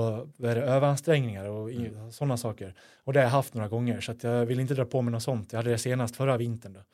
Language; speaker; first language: Swedish; native; Swedish